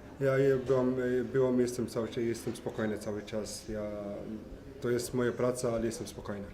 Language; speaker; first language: Polish; non-native, learner; French